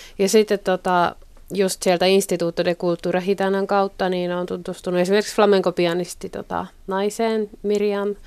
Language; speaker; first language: Finnish; native; Finnish